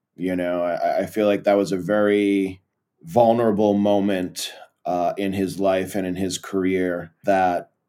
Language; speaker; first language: English; early bilingual, other home language; Portuguese